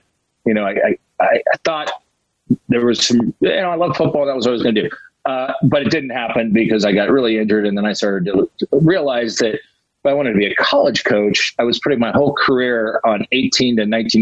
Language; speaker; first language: English; native; English